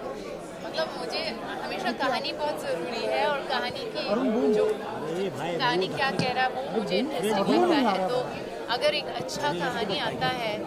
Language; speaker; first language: Hindi; non-native, local second language; French